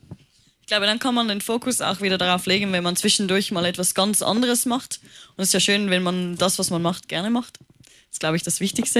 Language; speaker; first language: German; native; German